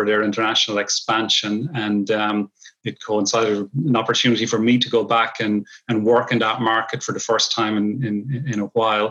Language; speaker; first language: English; native; English